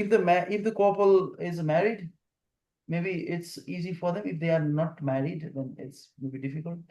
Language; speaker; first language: English; non-native, fluent; Nepali